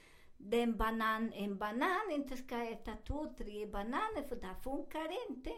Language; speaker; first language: Swedish; non-native, learner; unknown